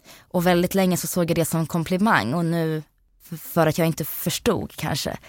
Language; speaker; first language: Swedish; early bilingual, other home language; Bosnian